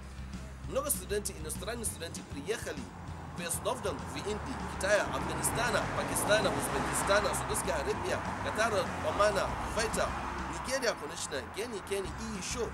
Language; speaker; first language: Russian; non-native, learner; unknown